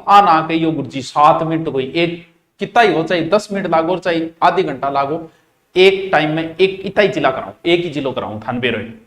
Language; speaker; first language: Hindi; native; Hindi